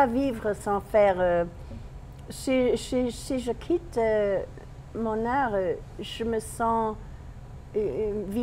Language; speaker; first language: French; non-native, fluent; English